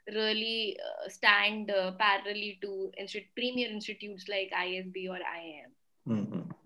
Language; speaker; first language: English; non-native, local second language; Hindi